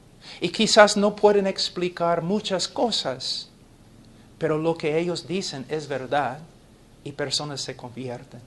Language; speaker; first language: Spanish; non-native, fluent; English